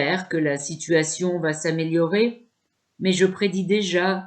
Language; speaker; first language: French; non-native, local second language; Arabic